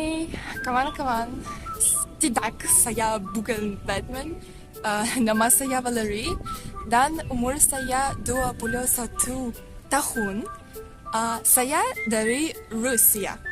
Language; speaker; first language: Indonesian; non-native, learner; Russian